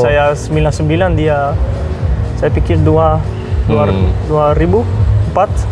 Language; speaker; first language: Indonesian; non-native, learner; Dutch